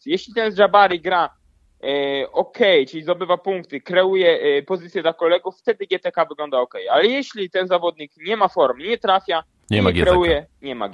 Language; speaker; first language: Polish; native; Polish